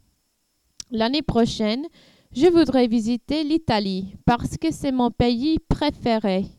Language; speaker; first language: French; non-native, learner; English